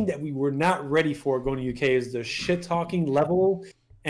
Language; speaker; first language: English; non-native, fluent; French